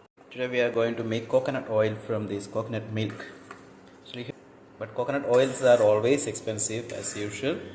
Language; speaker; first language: English; non-native, local second language; Malayalam